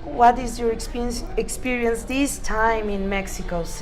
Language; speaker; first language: English; non-native, learner; Spanish